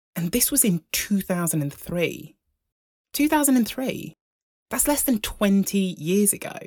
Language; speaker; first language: English; native; English